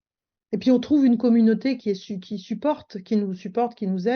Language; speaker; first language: French; native; French